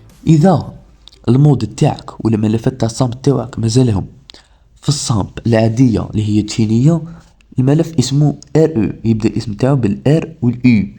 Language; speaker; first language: Arabic; native; Arabic